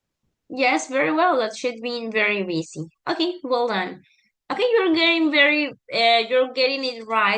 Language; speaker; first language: English; non-native, fluent; Spanish